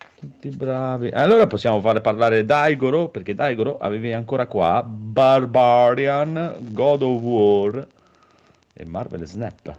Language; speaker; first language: Italian; native; Italian